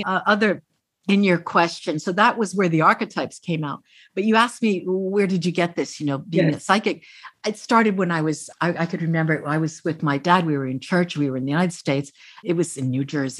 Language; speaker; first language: English; native; English